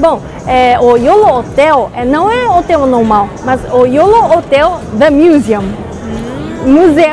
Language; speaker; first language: Portuguese; non-native, learner; Japanese